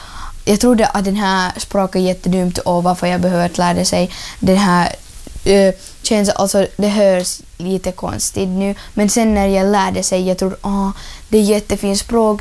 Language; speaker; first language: Swedish; non-native, learner; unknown